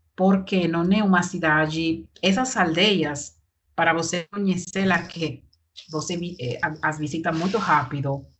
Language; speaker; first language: Portuguese; non-native, learner; Spanish